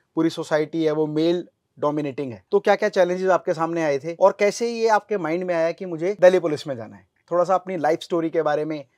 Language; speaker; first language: Hindi; native; Hindi